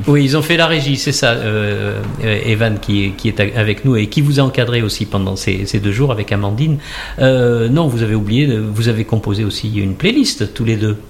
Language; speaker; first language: French; native; French